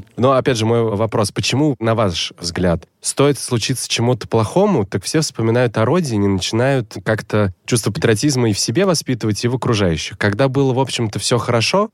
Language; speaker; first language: Russian; native; Russian